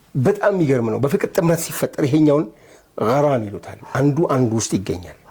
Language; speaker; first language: Amharic; non-native, local second language; Oromo